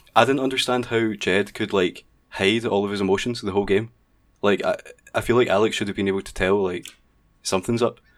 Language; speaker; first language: English; native; English